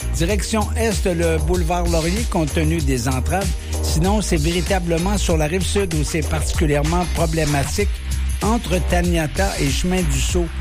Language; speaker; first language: French; native; French